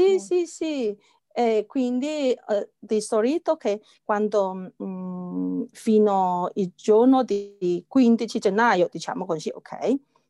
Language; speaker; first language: Italian; non-native, learner; Chinese